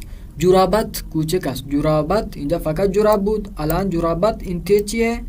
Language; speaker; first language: Persian; non-native, fluent; Urdu